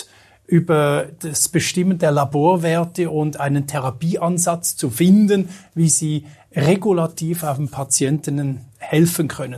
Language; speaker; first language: German; native; German